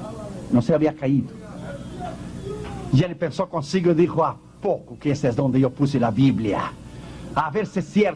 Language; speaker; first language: Spanish; non-native, fluent; Portuguese